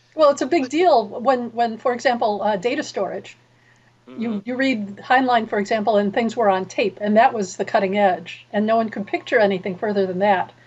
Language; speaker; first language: English; native; English